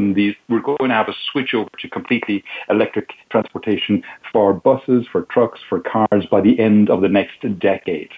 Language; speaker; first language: English; native; English